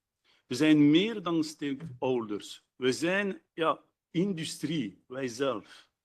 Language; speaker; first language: Dutch; non-native, local second language; French